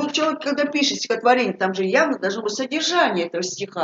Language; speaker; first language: Russian; native; Russian